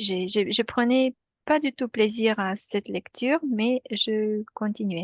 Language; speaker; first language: French; non-native, fluent; Romanian